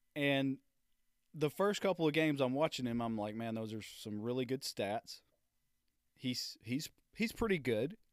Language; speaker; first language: English; native; English